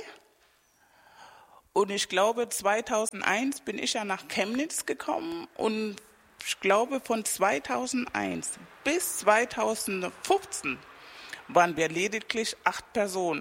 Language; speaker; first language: German; non-native, fluent; Spanish